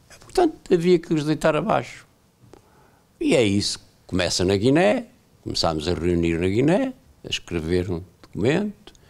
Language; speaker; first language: Portuguese; native; Portuguese